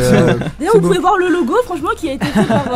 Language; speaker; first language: French; native; French